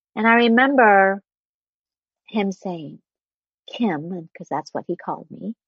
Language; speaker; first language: English; non-native, fluent; Vietnamese